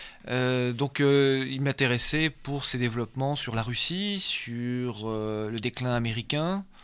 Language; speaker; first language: French; native; French